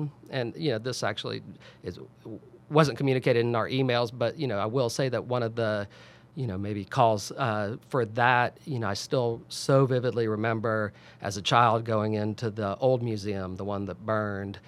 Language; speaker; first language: English; native; English